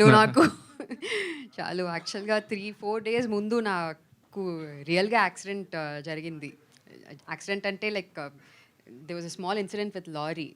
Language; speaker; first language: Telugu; non-native, fluent; Tamil